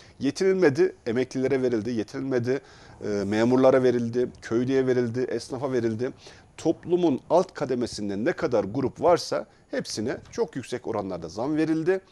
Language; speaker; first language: Turkish; native; Turkish